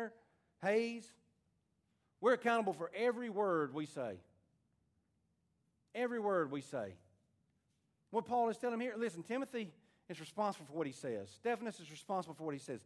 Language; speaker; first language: English; native; English